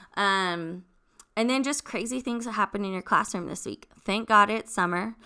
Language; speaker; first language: English; native; English